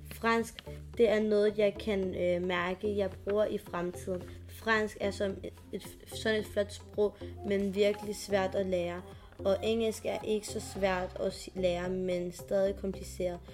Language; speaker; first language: Danish; early bilingual, other home language; Arabic